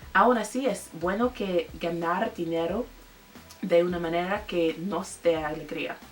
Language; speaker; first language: Spanish; non-native, learner; English